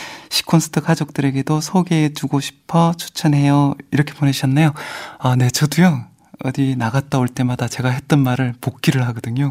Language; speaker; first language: Korean; native; Korean